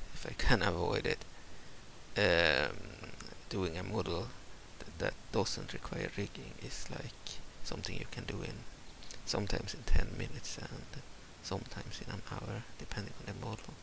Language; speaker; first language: English; non-native, fluent; Swedish